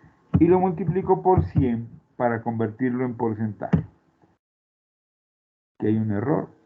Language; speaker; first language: Spanish; native; Spanish